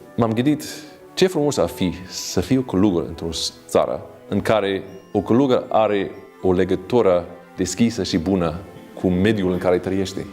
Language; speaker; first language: Romanian; non-native, fluent; English